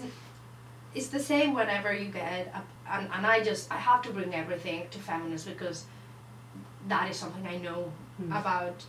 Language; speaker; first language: English; non-native, fluent; Spanish